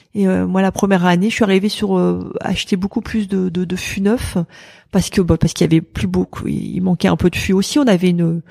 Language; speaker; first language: French; native; French